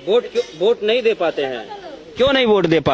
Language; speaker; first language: Hindi; native; Hindi